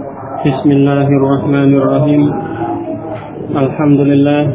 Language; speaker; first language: Arabic; non-native, fluent; Indonesian